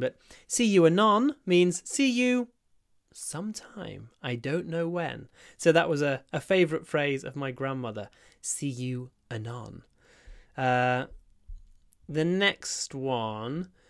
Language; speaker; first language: English; native; English